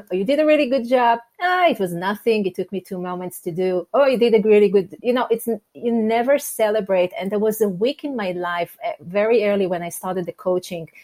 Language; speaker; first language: English; non-native, fluent; Hebrew